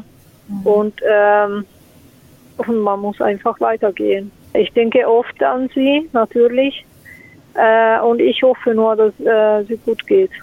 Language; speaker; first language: German; non-native, fluent; Italian